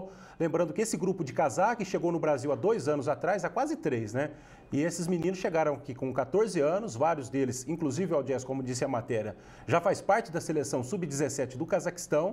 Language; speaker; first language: Portuguese; native; Portuguese